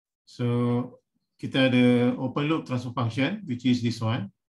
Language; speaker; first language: English; non-native, local second language; Malay